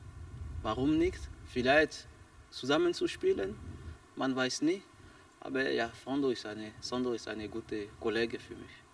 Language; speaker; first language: German; non-native, learner; French